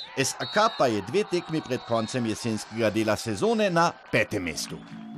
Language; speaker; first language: Slovenian; native; Slovenian